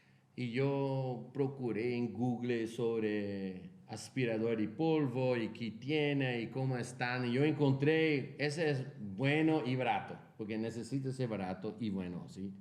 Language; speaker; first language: Spanish; non-native, fluent; Portuguese